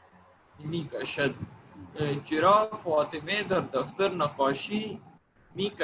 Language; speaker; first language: Persian; non-native, learner; Urdu